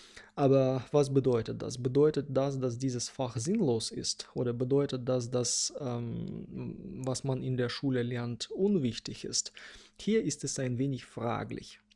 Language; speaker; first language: German; non-native, fluent; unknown